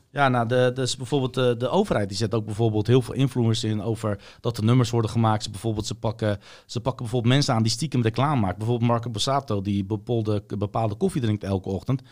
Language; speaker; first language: Dutch; early bilingual, other home language; Bosnian